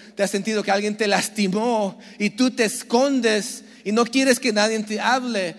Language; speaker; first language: Spanish; early bilingual, heritage; Spanish